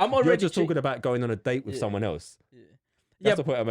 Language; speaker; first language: English; native; English